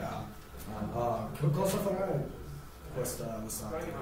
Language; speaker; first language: Italian; non-native, learner; English